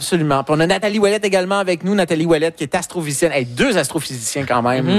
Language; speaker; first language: French; native; French